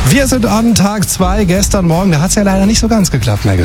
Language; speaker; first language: German; native; German